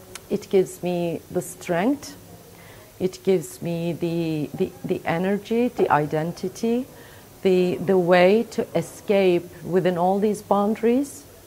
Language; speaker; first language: English; non-native, fluent; Turkish